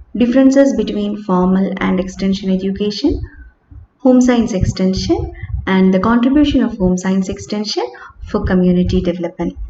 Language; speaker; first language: English; non-native, local second language; Malayalam